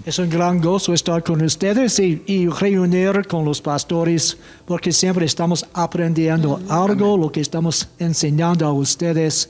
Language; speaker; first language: Spanish; non-native, fluent; English